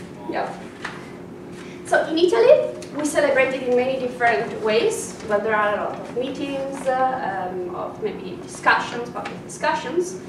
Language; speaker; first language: English; non-native, fluent; Italian